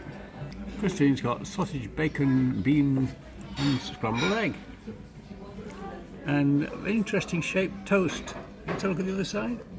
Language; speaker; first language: English; native; English